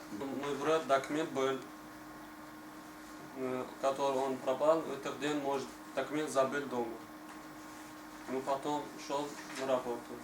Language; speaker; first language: Russian; non-native, learner; Tajik